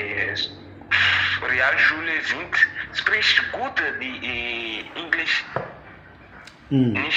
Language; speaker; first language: German; non-native, learner; French